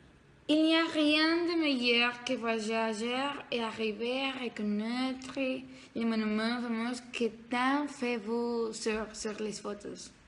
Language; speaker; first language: French; non-native, learner; Spanish